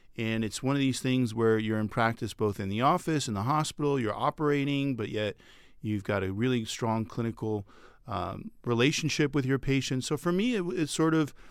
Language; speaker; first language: English; early bilingual, other home language; French